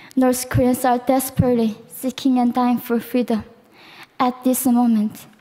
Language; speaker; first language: English; non-native, fluent; Korean